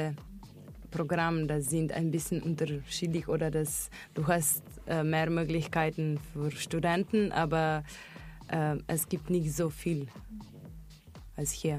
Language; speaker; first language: German; non-native, learner; Slovenian